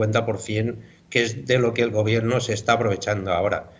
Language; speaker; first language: Spanish; native; Spanish